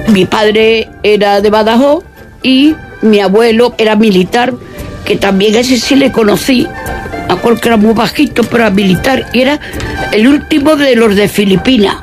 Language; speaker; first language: Spanish; native; Spanish